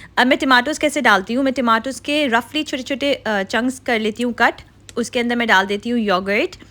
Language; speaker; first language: Urdu; native; Urdu